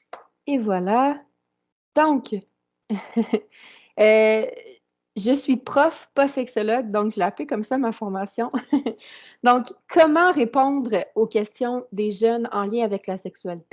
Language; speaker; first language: French; native; French